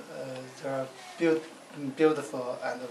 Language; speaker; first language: English; non-native, learner; Thai